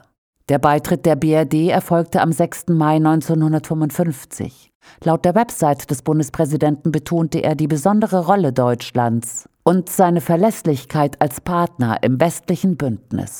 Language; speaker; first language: German; native; German